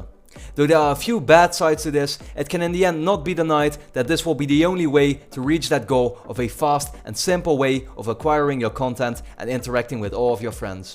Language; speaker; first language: English; non-native, fluent; Dutch